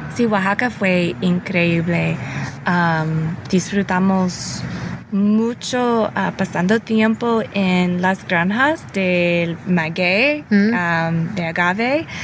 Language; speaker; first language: Spanish; early bilingual, heritage; English